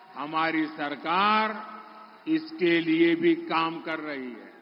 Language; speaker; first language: Hindi; non-native, local second language; Gujarati